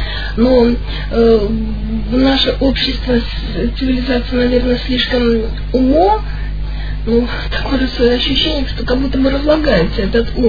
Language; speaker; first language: Russian; native; Russian